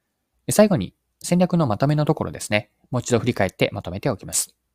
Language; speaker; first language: Japanese; native; Japanese